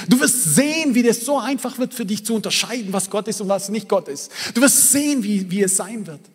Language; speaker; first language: German; early bilingual, other home language; Croatian